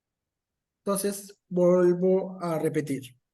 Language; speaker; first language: Spanish; native; Spanish